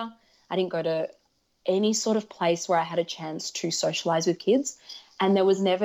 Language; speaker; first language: English; early bilingual, other home language; Russian